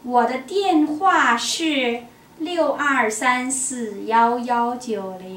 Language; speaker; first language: Chinese; non-native, learner; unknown